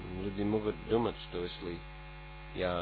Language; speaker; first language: Russian; non-native, fluent; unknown